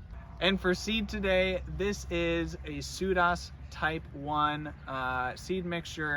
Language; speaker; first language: English; native; English